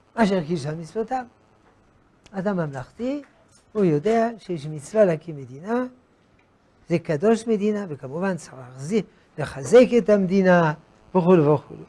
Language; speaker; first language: Hebrew; non-native, fluent; French